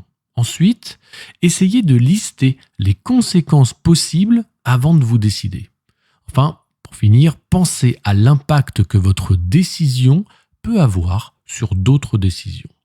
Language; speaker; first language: French; native; French